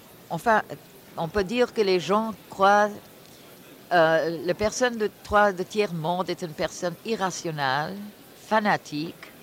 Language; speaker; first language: French; non-native, fluent; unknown